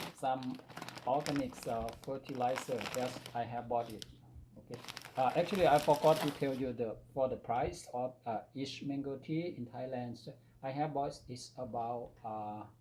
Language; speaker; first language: English; non-native, learner; Thai